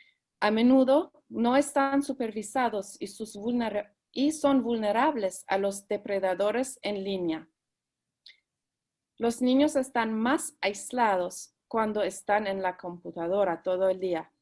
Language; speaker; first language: Spanish; early bilingual, heritage; Spanish